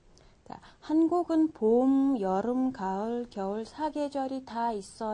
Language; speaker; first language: Korean; non-native, fluent; Mongolian